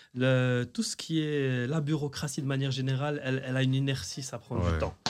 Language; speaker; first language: French; non-native, local second language; Arabic